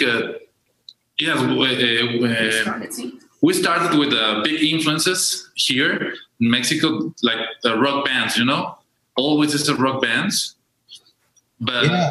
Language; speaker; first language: English; non-native, learner; Spanish